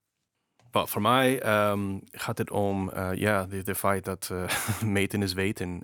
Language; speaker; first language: Dutch; non-native, fluent; English